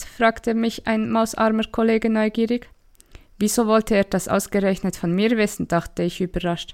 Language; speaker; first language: German; native; German